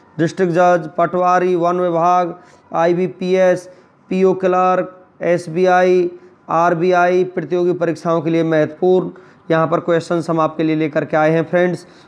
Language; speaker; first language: Hindi; native; Hindi